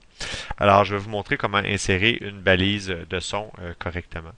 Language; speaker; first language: French; native; French